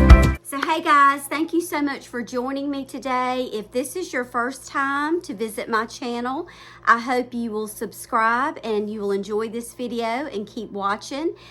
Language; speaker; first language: English; native; English